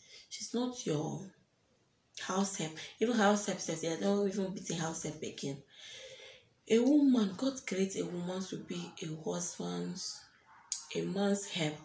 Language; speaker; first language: English; non-native, local second language; French